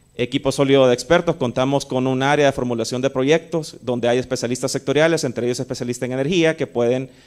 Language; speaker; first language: Spanish; native; Spanish